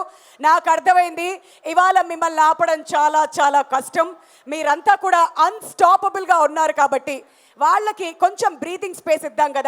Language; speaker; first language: Telugu; native; Telugu